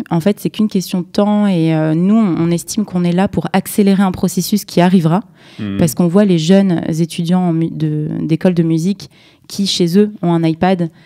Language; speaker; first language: French; native; French